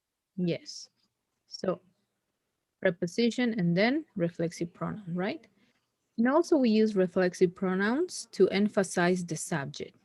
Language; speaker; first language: English; non-native, fluent; Spanish